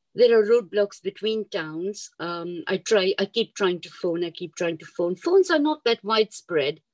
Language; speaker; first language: English; non-native, local second language; Urdu